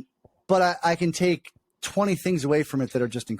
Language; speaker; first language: English; native; English